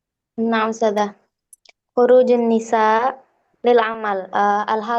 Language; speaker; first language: Arabic; non-native, learner; Indonesian